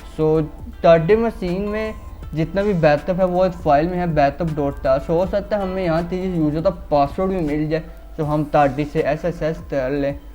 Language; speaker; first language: Urdu; non-native, local second language; Punjabi